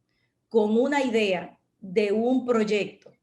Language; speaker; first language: Spanish; native; Spanish